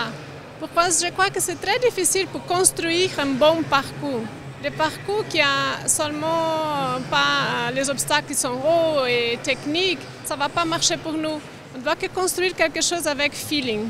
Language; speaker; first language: French; non-native, learner; Portuguese